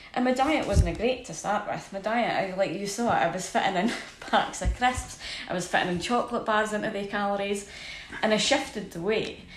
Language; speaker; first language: English; native; English